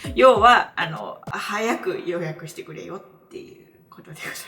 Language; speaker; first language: Japanese; native; Japanese